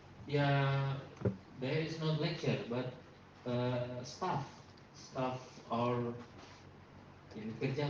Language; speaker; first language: English; non-native, learner; Indonesian